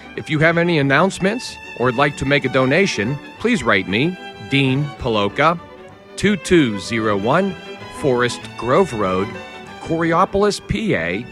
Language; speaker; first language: English; native; English